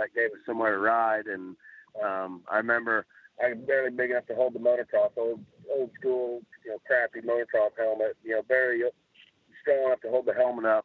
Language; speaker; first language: English; native; English